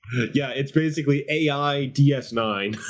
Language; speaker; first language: English; native; English